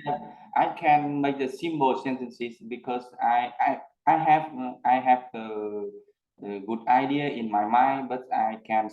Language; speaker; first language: English; non-native, learner; Vietnamese